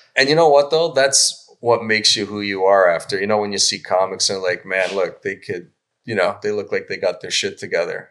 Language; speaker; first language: English; native; English